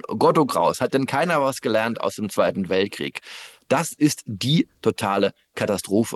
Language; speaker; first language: German; native; German